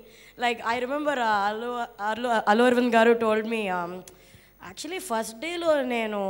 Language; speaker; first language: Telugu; non-native, fluent; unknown